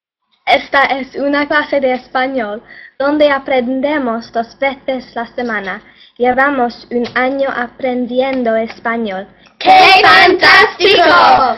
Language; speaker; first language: Spanish; non-native, learner; English